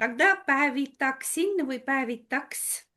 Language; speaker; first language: Estonian; non-native, fluent; Russian